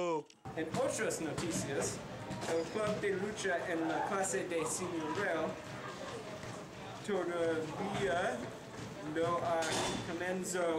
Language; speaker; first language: Spanish; non-native, learner; English